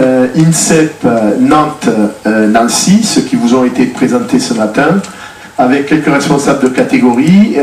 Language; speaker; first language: French; native; French